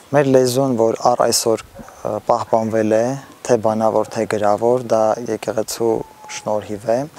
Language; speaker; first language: Armenian; non-native, local second language; Assyrian Neo-Aramaic